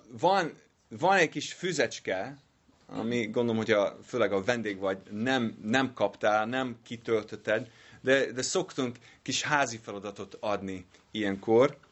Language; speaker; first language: Hungarian; non-native, learner; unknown